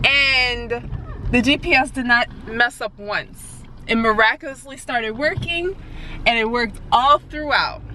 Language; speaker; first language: English; native; English